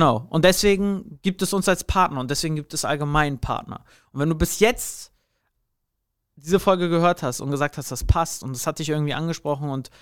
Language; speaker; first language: German; native; German